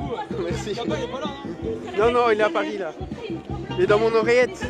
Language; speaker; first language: French; native; French